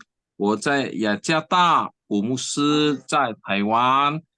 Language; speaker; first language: Chinese; non-native, learner; Indonesian